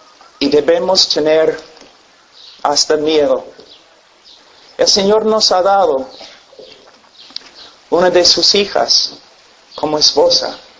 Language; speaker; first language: Spanish; non-native, fluent; English